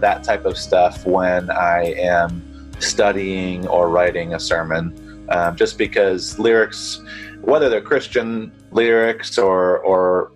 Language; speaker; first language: English; native; English